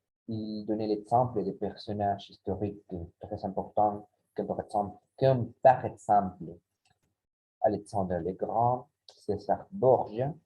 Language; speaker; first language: French; non-native, learner; Spanish